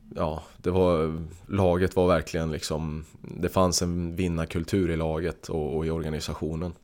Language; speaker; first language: Swedish; native; Swedish